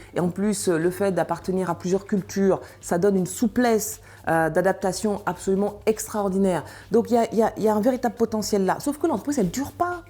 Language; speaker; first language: French; early bilingual, other home language; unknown